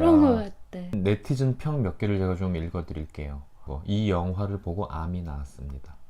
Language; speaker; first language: Korean; native; Korean